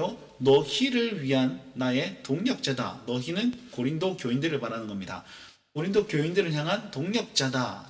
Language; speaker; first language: Korean; native; Korean